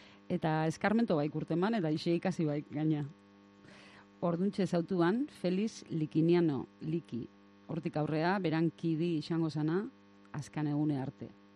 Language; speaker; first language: Basque; native; Basque